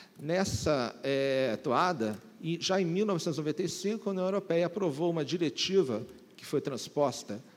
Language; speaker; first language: Portuguese; native; Portuguese